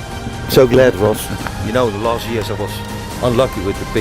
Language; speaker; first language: English; non-native, fluent; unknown